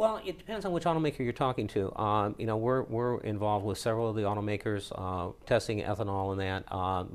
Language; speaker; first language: English; native; English